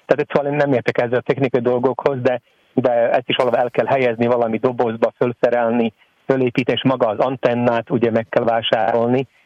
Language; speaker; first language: Hungarian; native; Hungarian